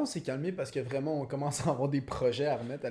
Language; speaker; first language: French; native; French